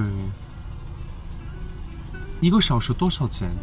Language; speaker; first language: Chinese; non-native, learner; Korean